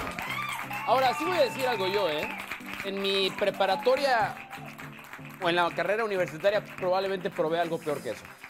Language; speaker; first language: Spanish; native; Spanish